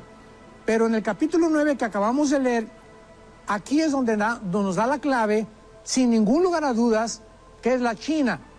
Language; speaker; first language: Spanish; native; Spanish